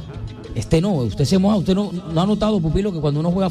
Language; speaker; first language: Spanish; native; Spanish